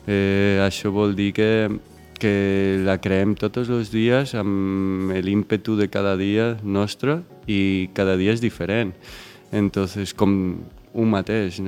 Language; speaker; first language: Catalan; non-native, local second language; Spanish